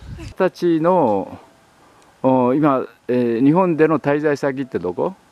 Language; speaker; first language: Japanese; native; Japanese